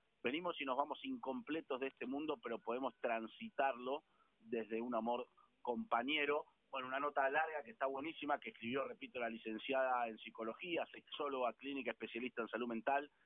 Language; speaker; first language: Spanish; native; Spanish